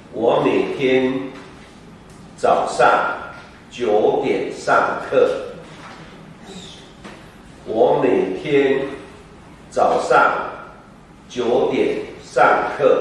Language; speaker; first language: Chinese; non-native, learner; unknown